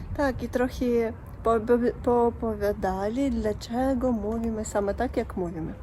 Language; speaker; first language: Polish; non-native, learner; Russian